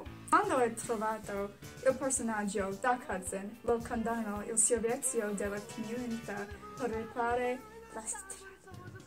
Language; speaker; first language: Italian; non-native, learner; English